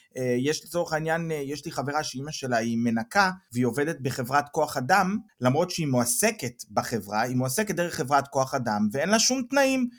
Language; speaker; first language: Hebrew; native; Hebrew